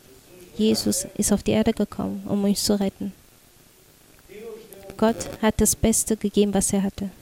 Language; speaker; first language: German; non-native, fluent; Portuguese